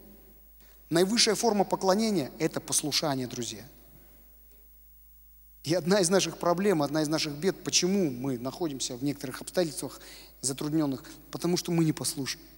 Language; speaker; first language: Russian; native; Russian